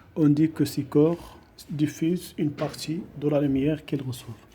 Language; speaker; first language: French; non-native, local second language; Arabic